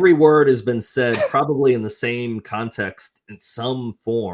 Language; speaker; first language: English; native; English